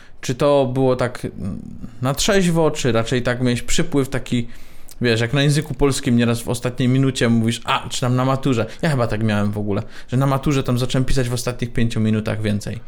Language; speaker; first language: Polish; native; Polish